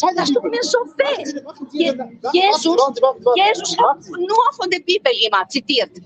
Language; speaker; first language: German; non-native, fluent; Greek